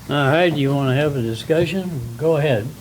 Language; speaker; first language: English; native; English